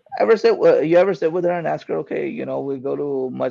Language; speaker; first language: English; native; English